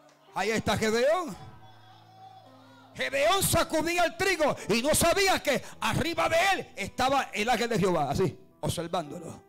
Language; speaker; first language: Spanish; native; Spanish